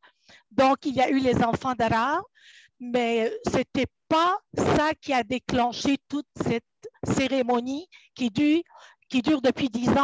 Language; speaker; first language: French; non-native, fluent; Arabic